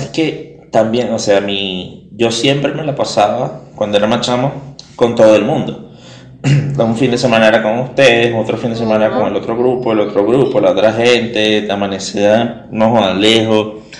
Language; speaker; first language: Spanish; native; Spanish